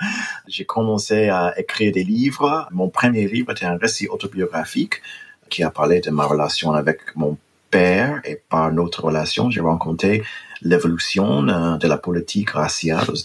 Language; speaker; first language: French; non-native, fluent; English